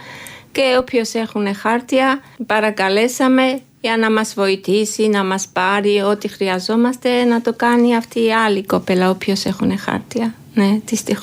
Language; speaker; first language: Greek; non-native, learner; Georgian